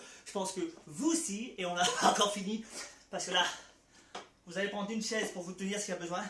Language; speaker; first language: French; native; French